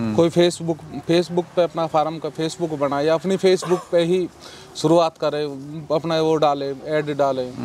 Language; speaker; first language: Hindi; native; Hindi